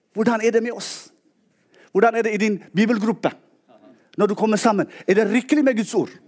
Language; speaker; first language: Norwegian; non-native, fluent; Tigrinya